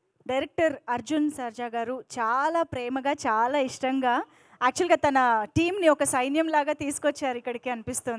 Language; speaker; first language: Telugu; native; Telugu